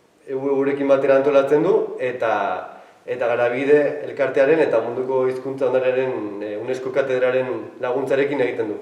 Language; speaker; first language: Basque; native; Basque